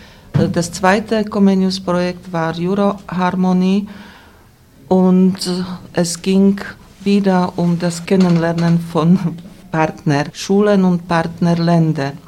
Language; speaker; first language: German; non-native, fluent; Slovak